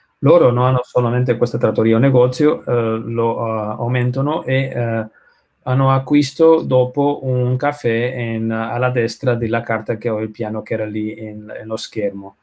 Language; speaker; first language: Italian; non-native, learner; Spanish